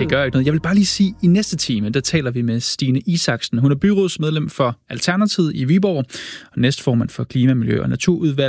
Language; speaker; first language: Danish; native; Danish